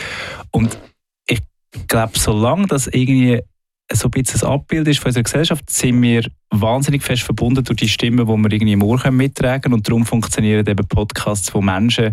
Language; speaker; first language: German; native; German